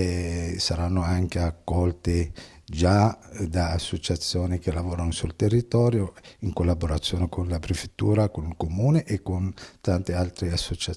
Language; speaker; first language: Italian; non-native, fluent; Arabic